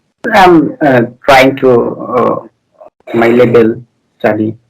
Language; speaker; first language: English; non-native, learner; Bangla